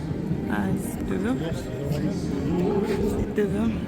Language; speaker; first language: French; non-native, learner; Russian